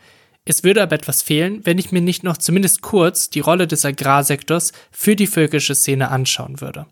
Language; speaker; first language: German; native; German